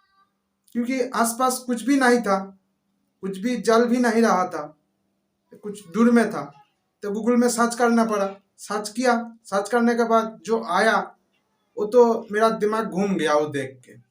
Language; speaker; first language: Hindi; non-native, local second language; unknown